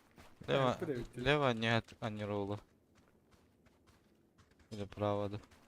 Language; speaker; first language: Russian; non-native, local second language; Yakut